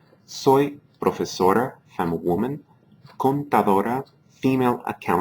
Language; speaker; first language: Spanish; non-native, fluent; English